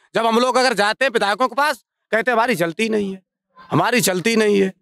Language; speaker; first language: Hindi; native; Hindi